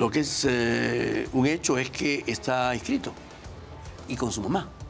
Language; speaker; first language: Spanish; native; Spanish